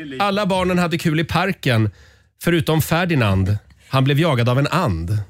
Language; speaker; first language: Swedish; native; Swedish